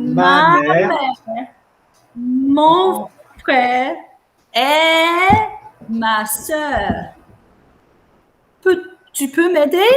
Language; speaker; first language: French; non-native, fluent; English